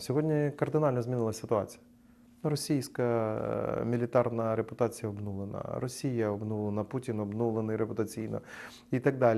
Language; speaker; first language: Ukrainian; native; Ukrainian